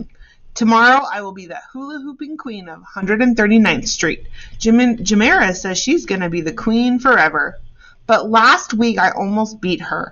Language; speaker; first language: English; native; English